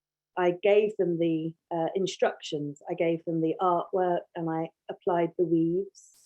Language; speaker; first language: English; native; English